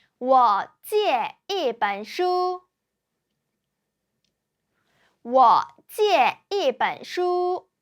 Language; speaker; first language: Chinese; non-native, fluent; Korean